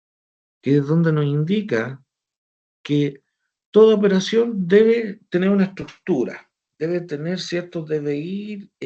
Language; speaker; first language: Spanish; native; Spanish